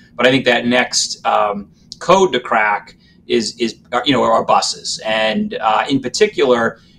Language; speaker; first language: English; native; English